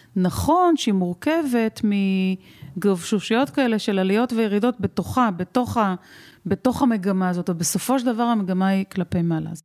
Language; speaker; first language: Hebrew; native; Hebrew